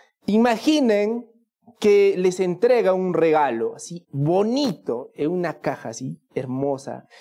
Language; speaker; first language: Spanish; native; Spanish